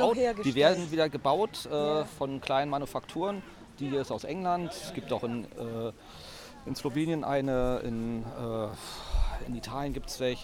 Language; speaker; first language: German; native; German